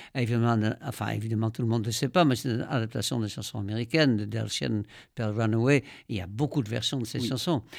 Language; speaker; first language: French; non-native, fluent; Dutch